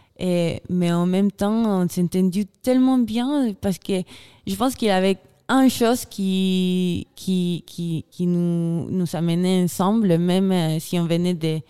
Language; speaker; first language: French; non-native, fluent; Spanish